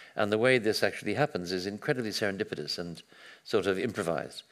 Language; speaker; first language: English; native; English